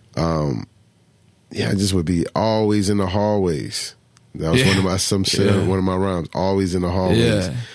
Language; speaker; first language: English; native; English